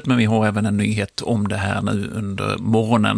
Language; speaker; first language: Swedish; native; Swedish